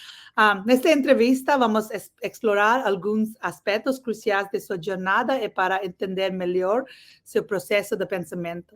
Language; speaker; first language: Portuguese; non-native, learner; English